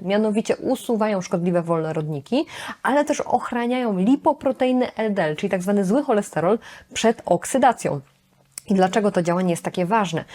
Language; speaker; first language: Polish; native; Polish